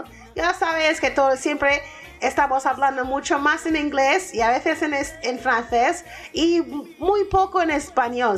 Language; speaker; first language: Spanish; non-native, fluent; French